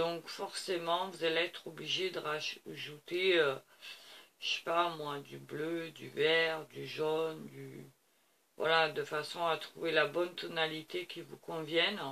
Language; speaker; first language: French; native; French